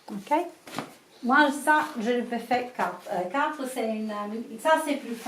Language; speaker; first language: French; non-native, learner; Italian